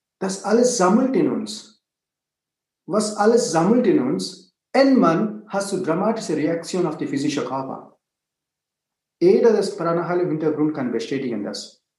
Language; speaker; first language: German; non-native, fluent; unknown